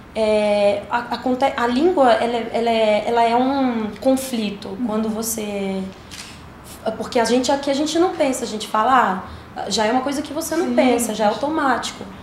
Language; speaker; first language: Portuguese; native; Portuguese